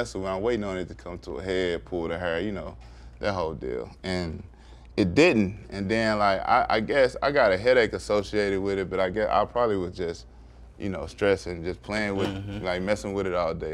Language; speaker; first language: English; native; English